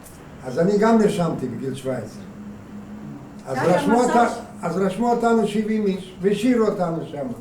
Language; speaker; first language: Hebrew; non-native, fluent; Hungarian